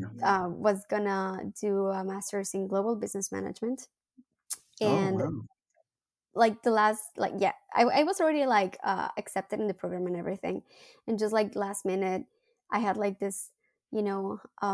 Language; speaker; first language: English; non-native, fluent; Spanish